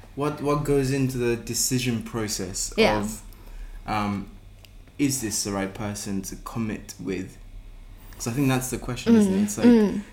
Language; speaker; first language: English; native; English